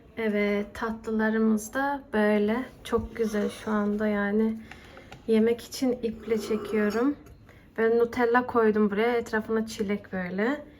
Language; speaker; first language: Turkish; early bilingual, heritage; Turkish